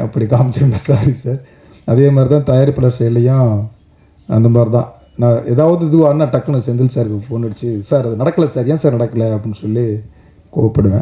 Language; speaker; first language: Tamil; native; Tamil